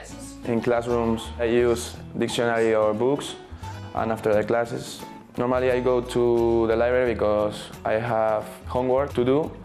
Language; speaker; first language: English; non-native, learner; Spanish